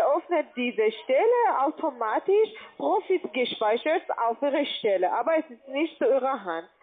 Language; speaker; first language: German; non-native, learner; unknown